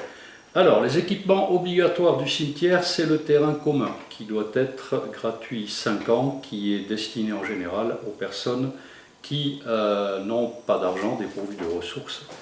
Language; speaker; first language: French; native; French